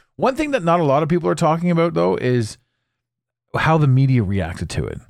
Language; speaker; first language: English; native; English